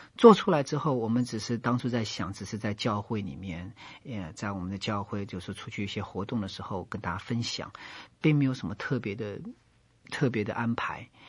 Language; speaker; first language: Chinese; native; Chinese